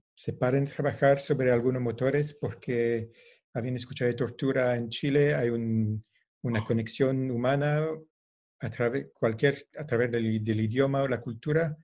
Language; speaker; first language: Spanish; non-native, fluent; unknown